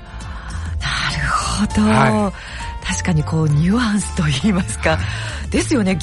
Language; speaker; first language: Japanese; native; Japanese